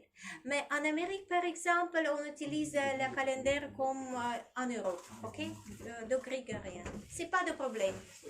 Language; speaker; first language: French; non-native, learner; Russian